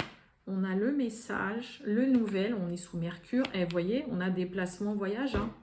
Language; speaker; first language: French; native; French